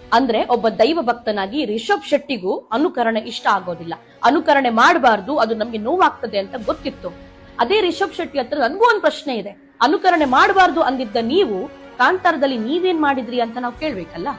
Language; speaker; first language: Kannada; non-native, local second language; Tulu